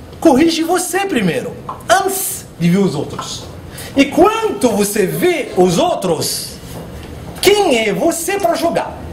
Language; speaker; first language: Portuguese; non-native, fluent; Arabic